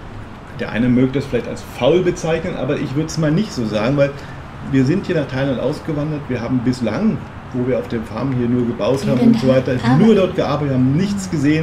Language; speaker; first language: German; native; German